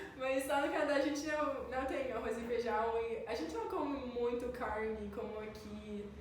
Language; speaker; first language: Portuguese; early bilingual, other home language; English